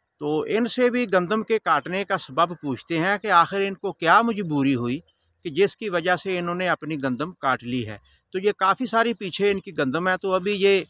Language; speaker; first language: Urdu; non-native, local second language; Punjabi